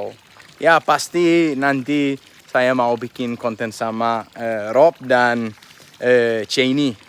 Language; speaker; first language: Indonesian; non-native, fluent; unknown